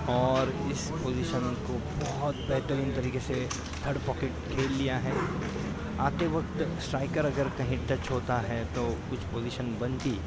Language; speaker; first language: Hindi; non-native, local second language; Marathi